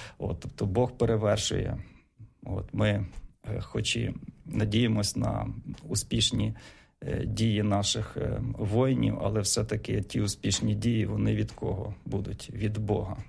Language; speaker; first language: Ukrainian; native; Ukrainian